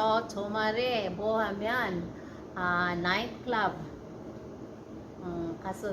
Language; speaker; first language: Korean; non-native, learner; Cebuano